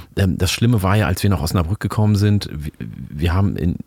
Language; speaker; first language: German; early bilingual, other home language; Oromo